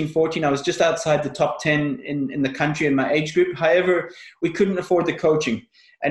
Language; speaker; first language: English; native; English